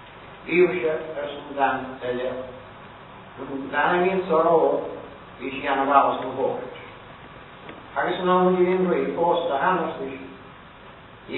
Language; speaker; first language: Irish; native; Irish